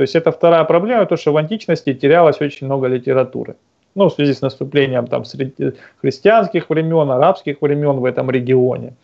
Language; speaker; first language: Russian; native; Russian